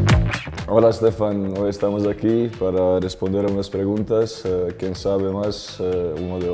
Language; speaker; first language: Spanish; non-native, fluent; Slovenian